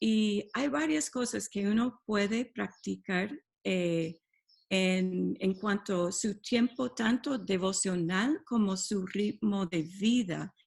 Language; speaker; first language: Spanish; non-native, fluent; English